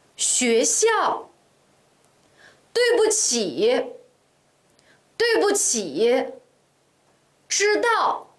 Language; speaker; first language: Chinese; non-native, local second language; Uyghur